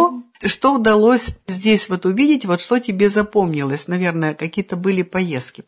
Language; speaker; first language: Russian; native; Russian